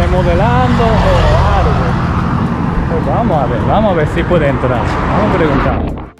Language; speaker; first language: Spanish; non-native, learner; Japanese